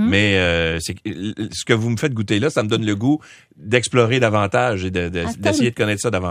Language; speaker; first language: French; native; French